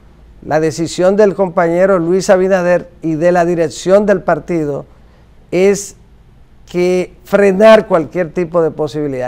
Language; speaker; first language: Spanish; native; Spanish